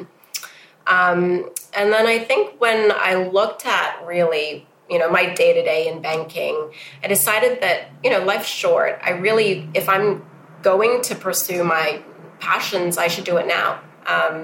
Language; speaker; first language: English; non-native, local second language; Cantonese